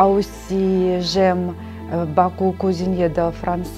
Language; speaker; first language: French; non-native, learner; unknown